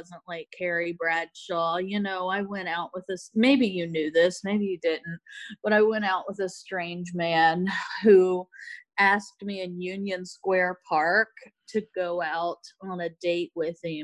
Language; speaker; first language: English; native; English